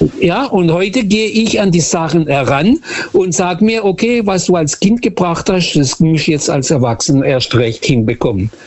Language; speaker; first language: German; early bilingual, other home language; Portuguese